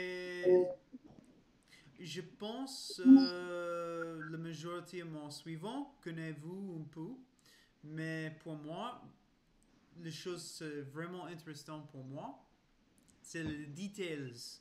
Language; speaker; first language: French; non-native, learner; English